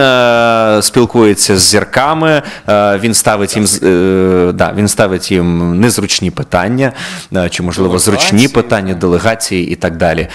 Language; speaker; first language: Ukrainian; native; Ukrainian